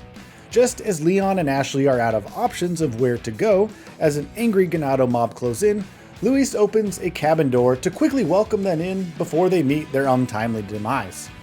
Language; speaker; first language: English; native; English